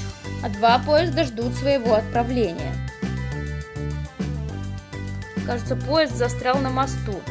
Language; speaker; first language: Russian; native; Russian